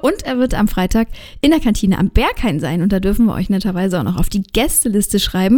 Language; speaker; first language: German; native; German